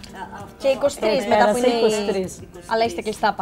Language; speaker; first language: Greek; native; Greek